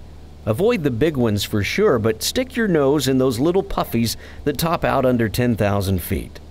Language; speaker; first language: English; native; English